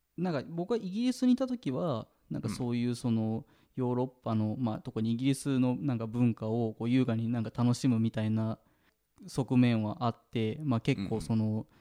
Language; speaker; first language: Japanese; native; Japanese